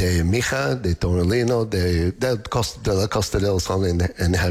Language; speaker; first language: Spanish; non-native, fluent; English